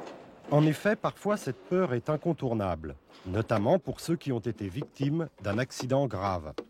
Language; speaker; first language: French; native; French